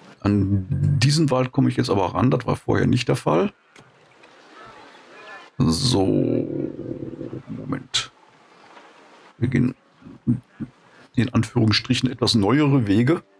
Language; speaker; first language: German; native; German